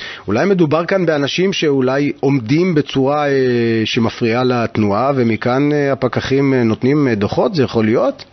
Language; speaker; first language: Hebrew; native; Hebrew